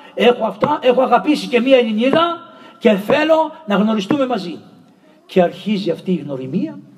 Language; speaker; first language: Greek; native; Greek